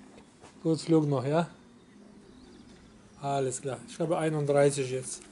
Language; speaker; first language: German; non-native, local second language; Polish